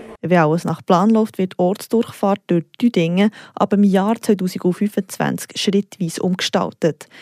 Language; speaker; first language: German; native; German